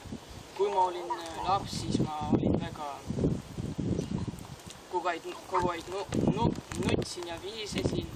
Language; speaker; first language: Estonian; non-native, local second language; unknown